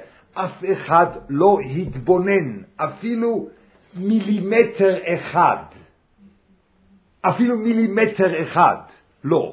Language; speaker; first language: Hebrew; non-native, fluent; English